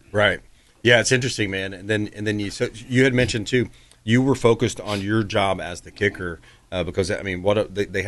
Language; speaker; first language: English; native; English